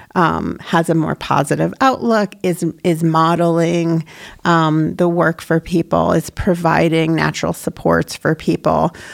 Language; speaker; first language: English; native; English